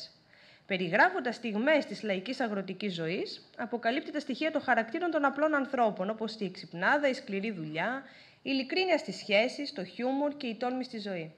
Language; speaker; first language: Greek; native; Greek